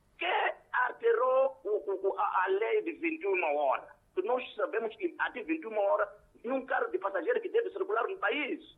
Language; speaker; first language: Portuguese; non-native, local second language; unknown